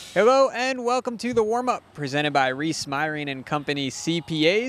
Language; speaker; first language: English; native; English